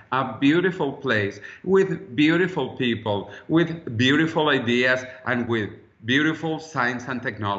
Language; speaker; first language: English; non-native, fluent; Spanish